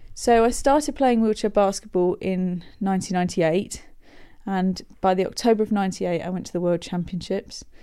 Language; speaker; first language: English; native; English